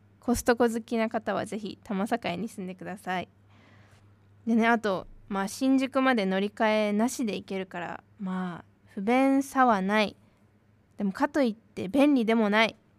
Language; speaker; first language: Japanese; native; Japanese